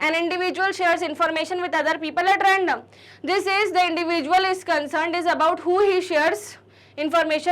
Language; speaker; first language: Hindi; native; Hindi